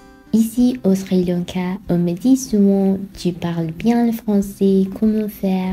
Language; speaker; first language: French; non-native, fluent; Sinhala